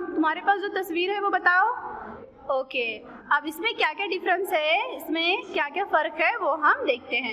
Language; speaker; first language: Hindi; non-native, local second language; Marathi